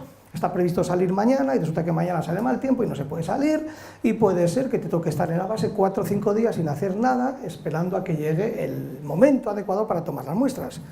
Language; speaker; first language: Spanish; native; Spanish